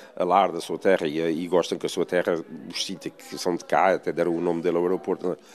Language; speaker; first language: Portuguese; native; Portuguese